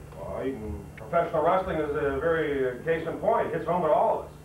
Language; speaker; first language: English; native; English